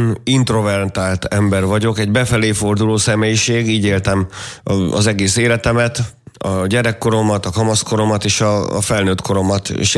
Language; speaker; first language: Hungarian; native; Hungarian